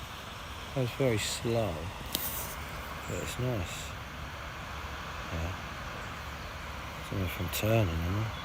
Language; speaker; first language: English; native; English